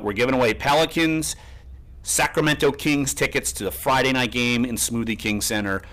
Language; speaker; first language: English; native; English